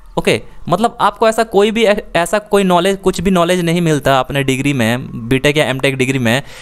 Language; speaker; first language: Hindi; native; Hindi